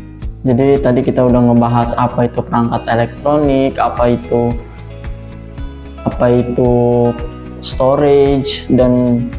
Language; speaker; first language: Indonesian; native; Indonesian